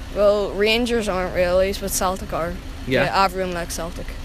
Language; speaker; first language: English; native; English